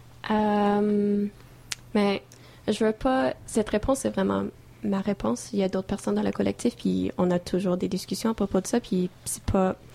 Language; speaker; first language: French; non-native, fluent; English